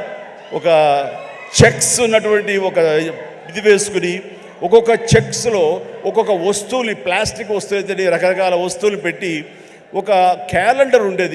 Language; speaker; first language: Telugu; native; Telugu